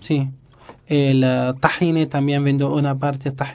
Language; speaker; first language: Spanish; non-native, learner; Arabic